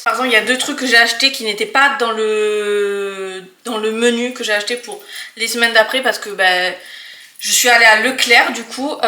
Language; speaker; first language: French; native; French